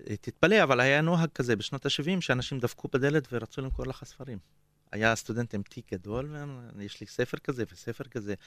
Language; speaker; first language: Hebrew; non-native, local second language; Arabic